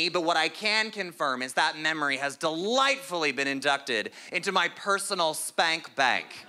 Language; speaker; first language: English; native; English